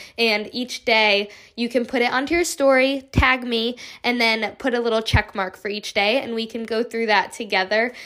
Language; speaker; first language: English; native; English